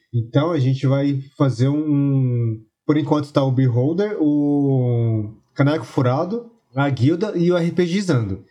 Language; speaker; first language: Portuguese; native; Portuguese